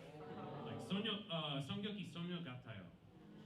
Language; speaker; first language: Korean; non-native, learner; English